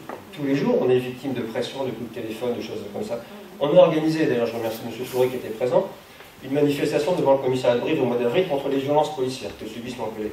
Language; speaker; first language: French; native; French